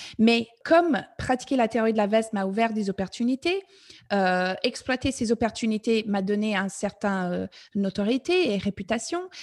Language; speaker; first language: French; non-native, fluent; English